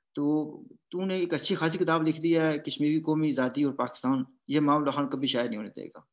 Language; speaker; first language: Urdu; non-native, local second language; Pahari-Potwari